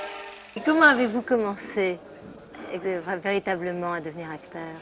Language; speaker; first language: French; native; French